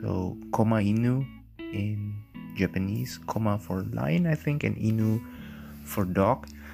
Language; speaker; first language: English; non-native, fluent; German